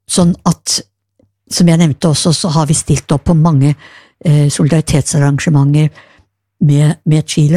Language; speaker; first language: Norwegian; native; Norwegian